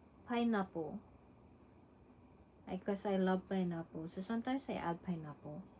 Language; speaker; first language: English; non-native, local second language; Filipino